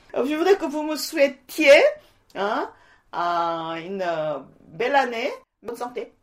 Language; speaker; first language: French; non-native, fluent; Korean